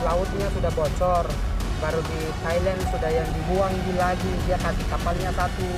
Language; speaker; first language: Indonesian; non-native, learner; Rohingya